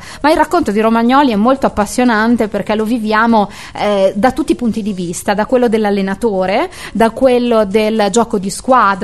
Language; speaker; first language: Italian; native; Italian